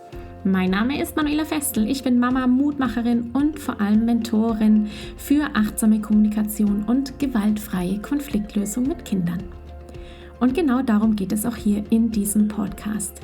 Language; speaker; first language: German; native; German